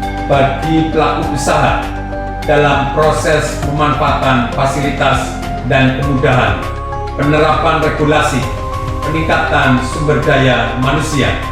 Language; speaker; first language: Indonesian; native; Indonesian